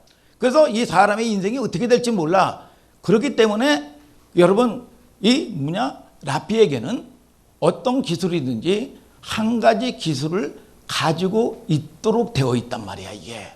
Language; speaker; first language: Korean; native; Korean